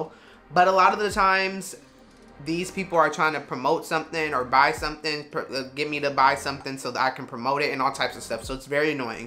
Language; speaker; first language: English; native; English